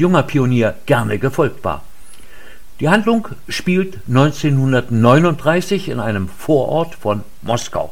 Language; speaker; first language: German; native; German